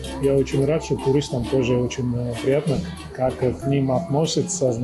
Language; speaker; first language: Russian; non-native, fluent; Georgian